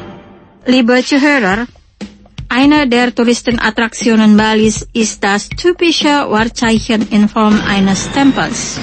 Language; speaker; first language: German; non-native, fluent; Indonesian